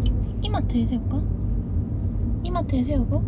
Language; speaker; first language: Korean; native; Korean